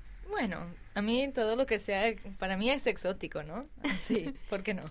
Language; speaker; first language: Spanish; non-native, fluent; English